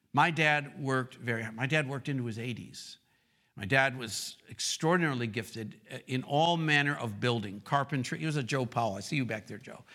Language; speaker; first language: English; native; English